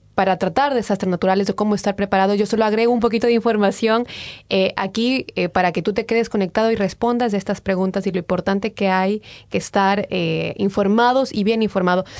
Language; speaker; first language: Spanish; native; Spanish